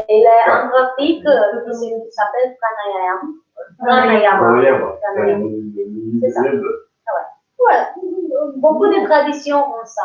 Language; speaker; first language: French; non-native, learner; English